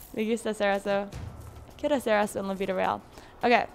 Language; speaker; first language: Spanish; non-native, learner; English